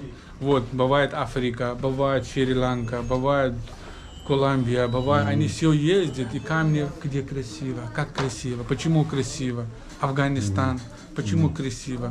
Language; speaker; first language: Russian; non-native, learner; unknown